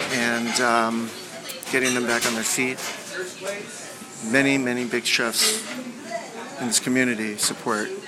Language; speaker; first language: English; native; English